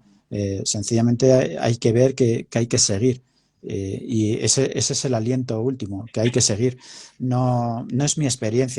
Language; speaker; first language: Spanish; native; Spanish